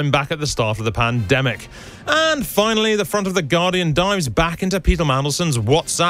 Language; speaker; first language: English; native; English